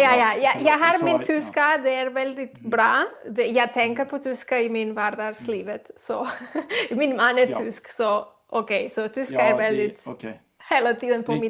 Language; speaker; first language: Swedish; non-native, learner; Spanish